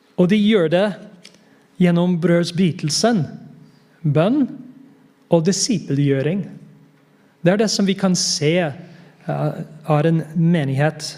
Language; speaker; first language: Norwegian; non-native, fluent; English